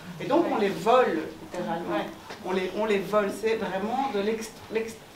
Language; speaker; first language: French; native; French